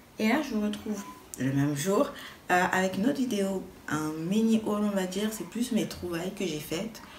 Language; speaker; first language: French; native; French